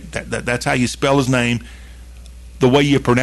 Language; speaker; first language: English; native; English